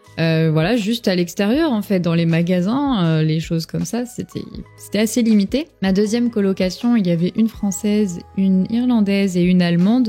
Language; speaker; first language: French; native; French